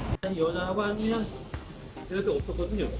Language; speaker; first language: Korean; native; Korean